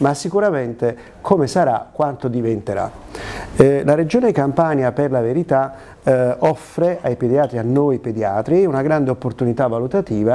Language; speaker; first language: Italian; native; Italian